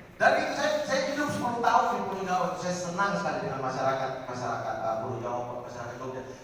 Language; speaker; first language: Indonesian; native; Indonesian